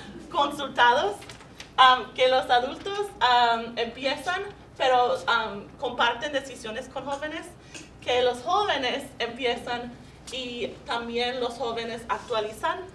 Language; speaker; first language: Spanish; non-native, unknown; English